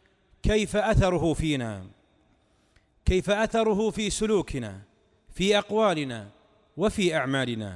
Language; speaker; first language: Arabic; native; Arabic